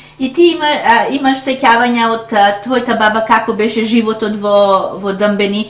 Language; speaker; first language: Macedonian; early bilingual, heritage; Macedonian